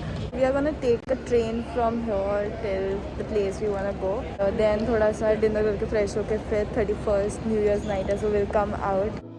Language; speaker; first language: English; non-native, local second language; Hindi